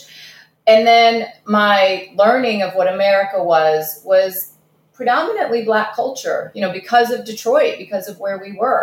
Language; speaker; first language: English; early bilingual, other home language; Russian